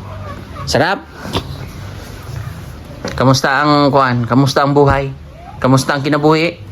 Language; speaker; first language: Filipino; native; Filipino